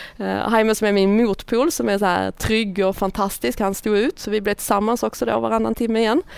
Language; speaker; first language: Swedish; native; Swedish